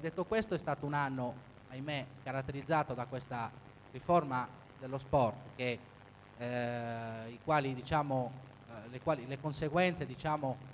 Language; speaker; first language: Italian; native; Italian